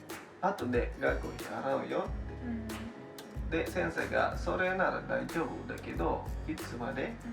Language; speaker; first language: Japanese; non-native, fluent; Indonesian